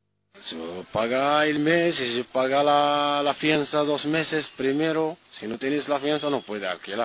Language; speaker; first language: Spanish; non-native, learner; Arabic